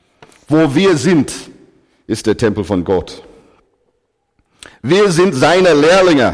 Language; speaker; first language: German; non-native, fluent; English